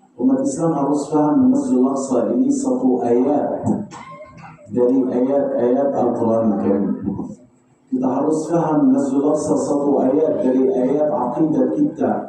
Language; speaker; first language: Malay; non-native, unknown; Arabic